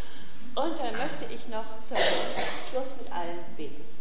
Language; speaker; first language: German; native; German